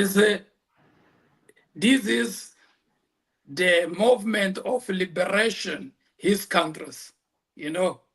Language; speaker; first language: English; non-native, local second language; Portuguese